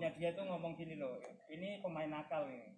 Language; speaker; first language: Indonesian; native; Indonesian